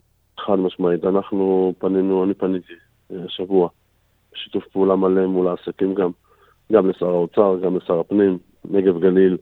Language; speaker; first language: Hebrew; native; Hebrew